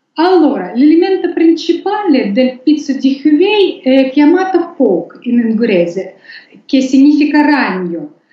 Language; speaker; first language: Italian; non-native, learner; Russian